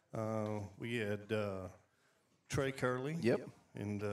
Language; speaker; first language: English; native; English